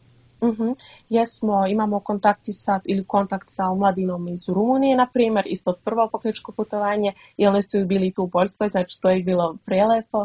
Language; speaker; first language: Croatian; early bilingual, heritage; Dutch